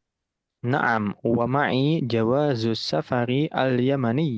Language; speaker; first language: Arabic; non-native, fluent; Indonesian